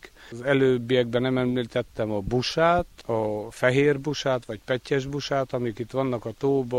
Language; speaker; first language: Hungarian; native; Hungarian